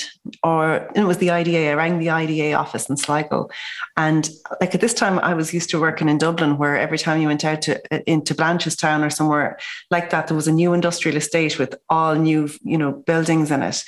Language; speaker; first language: English; native; English